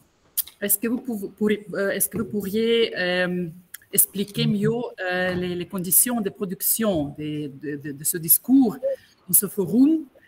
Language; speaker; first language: French; non-native, fluent; Portuguese